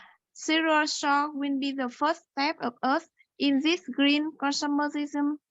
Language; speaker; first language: English; non-native, learner; Vietnamese